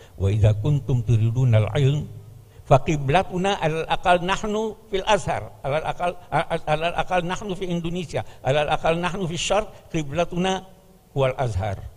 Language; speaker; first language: Arabic; non-native, fluent; Indonesian